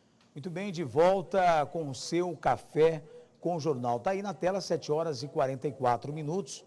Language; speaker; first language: Portuguese; native; Portuguese